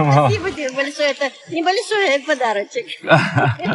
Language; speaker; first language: Russian; native; Russian